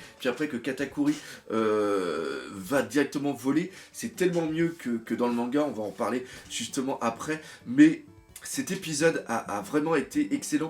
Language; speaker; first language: French; native; French